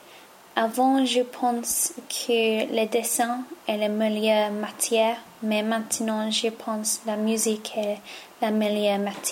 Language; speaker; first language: French; non-native, learner; English